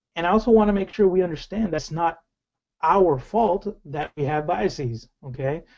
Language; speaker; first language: English; native; English